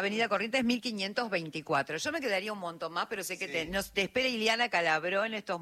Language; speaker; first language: Spanish; native; Spanish